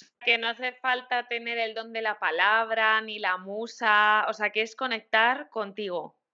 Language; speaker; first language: Spanish; native; Spanish